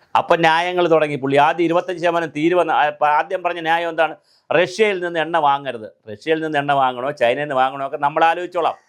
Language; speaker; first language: Malayalam; native; Malayalam